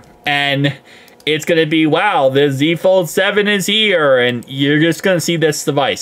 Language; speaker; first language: English; native; English